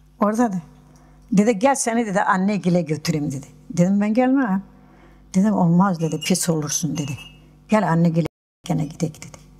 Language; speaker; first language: Turkish; non-native, local second language; Kurdish